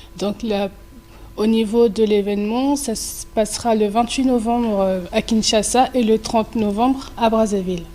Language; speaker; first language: French; early bilingual, other home language; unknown